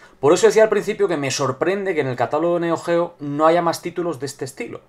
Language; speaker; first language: Spanish; native; Spanish